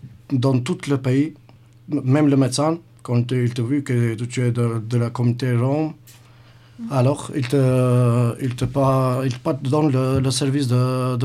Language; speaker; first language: French; non-native, learner; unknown